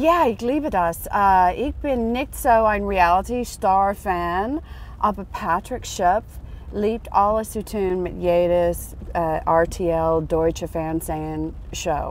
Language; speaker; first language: German; non-native, learner; English